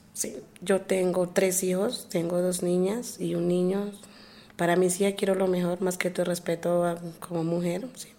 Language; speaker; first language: Spanish; non-native, local second language; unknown